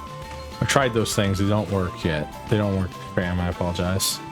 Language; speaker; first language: English; native; English